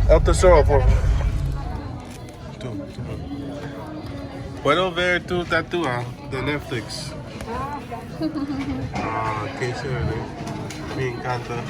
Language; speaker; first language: Spanish; non-native, learner; English